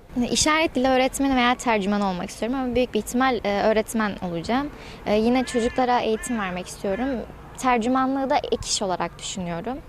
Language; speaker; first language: Turkish; native; Turkish